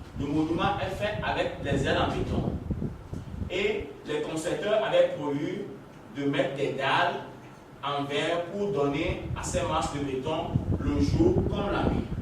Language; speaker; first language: French; non-native, local second language; Ewe